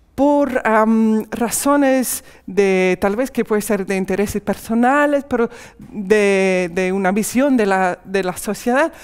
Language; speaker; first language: Spanish; non-native, fluent; English